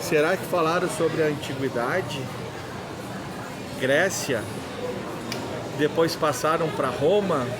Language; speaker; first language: Portuguese; native; Portuguese